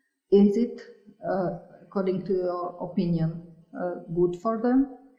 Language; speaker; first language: English; non-native, fluent; Slovak